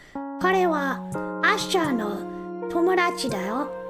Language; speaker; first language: Japanese; non-native, learner; English